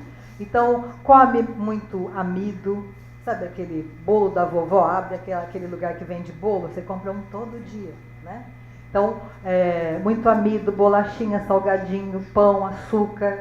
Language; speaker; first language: Portuguese; native; Portuguese